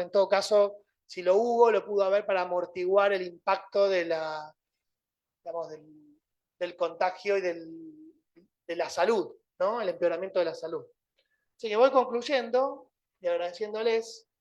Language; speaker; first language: Spanish; native; Spanish